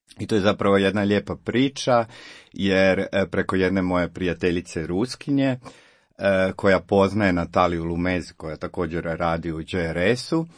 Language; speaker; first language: Croatian; native; Croatian